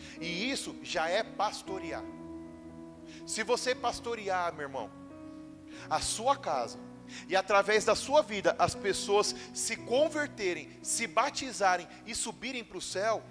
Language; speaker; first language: Portuguese; native; Portuguese